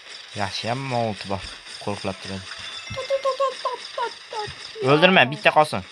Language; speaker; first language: Turkish; non-native, learner; Uzbek